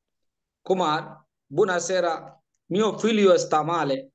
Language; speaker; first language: Italian; non-native, learner; Bangla